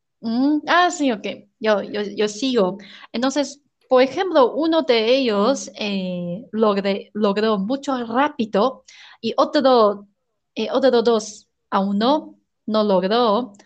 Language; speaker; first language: Spanish; non-native, learner; Chinese